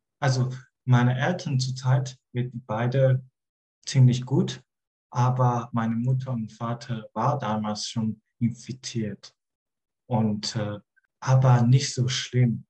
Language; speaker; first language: German; non-native, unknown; Chinese